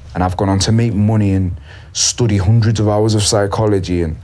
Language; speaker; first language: English; native; English